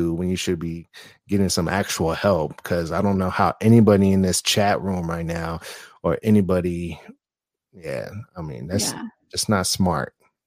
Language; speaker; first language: English; native; English